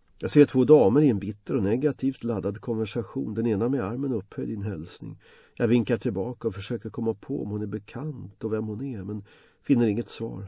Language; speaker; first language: Swedish; non-native, fluent; Bosnian